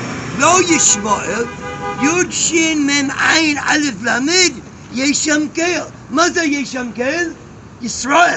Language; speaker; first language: Hebrew; non-native, learner; English